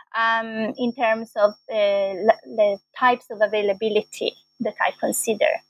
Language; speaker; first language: English; non-native, fluent; Italian